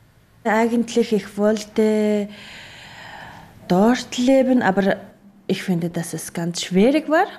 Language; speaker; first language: German; non-native, learner; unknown